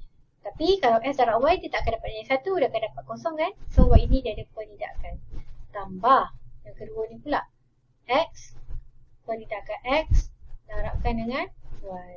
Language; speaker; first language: Malay; native; Malay